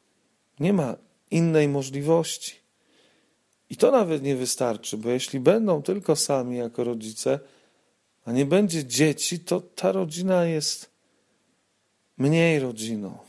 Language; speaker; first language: Polish; native; Polish